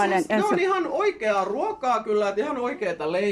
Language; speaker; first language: Finnish; native; Finnish